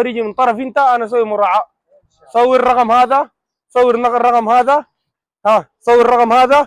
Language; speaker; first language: Arabic; non-native, learner; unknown